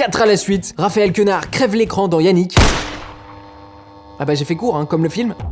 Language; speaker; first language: French; native; French